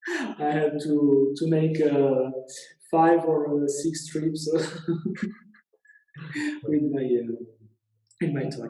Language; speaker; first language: English; non-native, learner; Italian